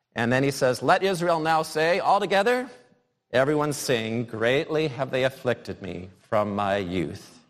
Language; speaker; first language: English; native; English